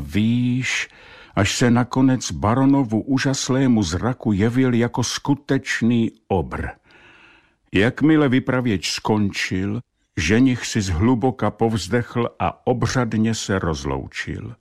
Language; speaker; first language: Czech; native; Czech